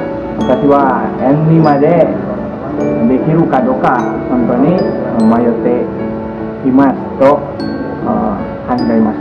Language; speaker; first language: Japanese; non-native, learner; Indonesian